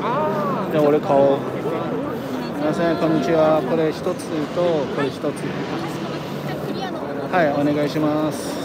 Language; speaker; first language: Japanese; non-native, fluent; Chinese